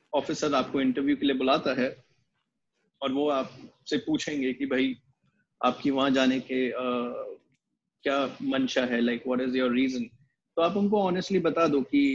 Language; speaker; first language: Hindi; native; Hindi